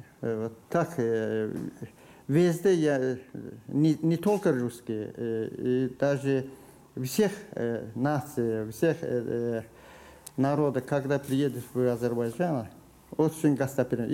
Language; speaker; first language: Russian; non-native, local second language; Azerbaijani